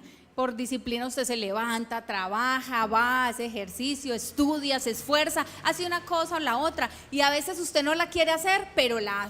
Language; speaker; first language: Spanish; native; Spanish